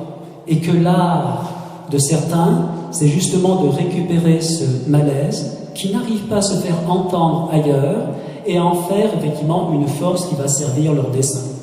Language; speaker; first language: French; native; French